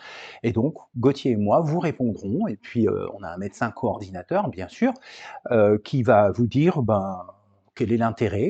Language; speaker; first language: French; native; French